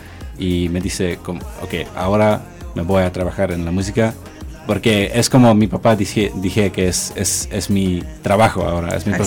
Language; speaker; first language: Spanish; early bilingual, heritage; Spanish